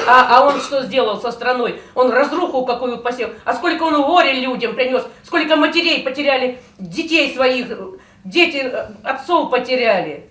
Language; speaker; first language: Russian; native; Russian